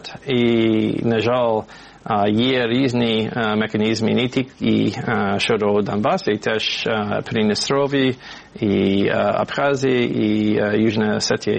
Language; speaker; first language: Ukrainian; non-native, learner; English